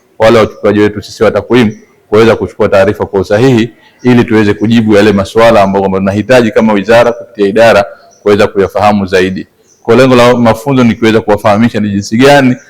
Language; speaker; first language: Swahili; native; Swahili